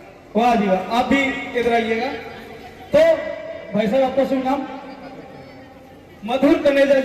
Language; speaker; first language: Hindi; native; Hindi